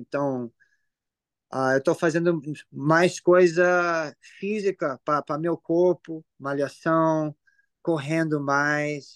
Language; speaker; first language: Portuguese; early bilingual, heritage; English